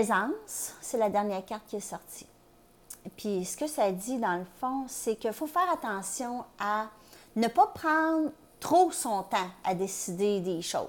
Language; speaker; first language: French; native; French